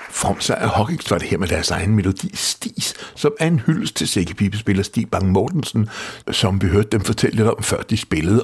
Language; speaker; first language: Danish; native; Danish